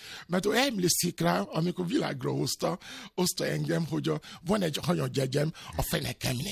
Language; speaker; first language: Hungarian; non-native, fluent; Albanian